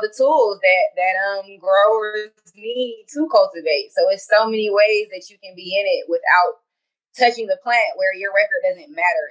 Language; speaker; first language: English; native; English